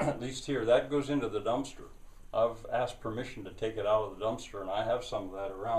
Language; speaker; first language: English; native; English